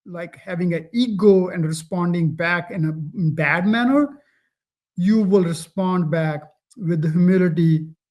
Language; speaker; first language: English; non-native, local second language; Punjabi